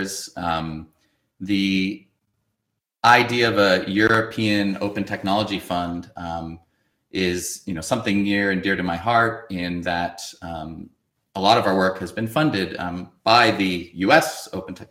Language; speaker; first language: English; native; English